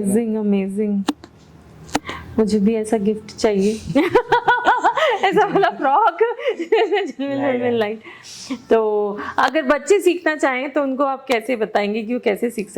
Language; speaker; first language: Hindi; native; Hindi